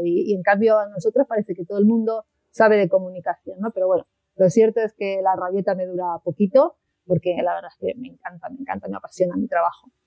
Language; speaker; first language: Spanish; native; Spanish